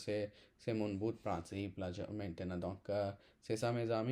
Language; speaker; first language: French; non-native, learner; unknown